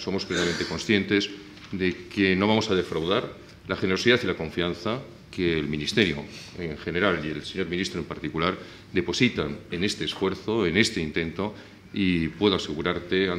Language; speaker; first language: Spanish; native; Spanish